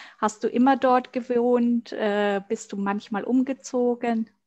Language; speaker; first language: German; native; German